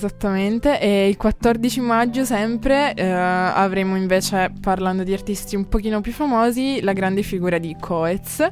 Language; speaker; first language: Italian; native; Italian